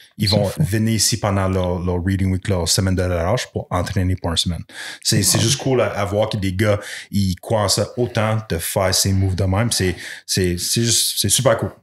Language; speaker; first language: French; non-native, local second language; English